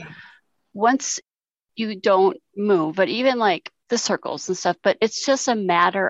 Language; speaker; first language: English; native; English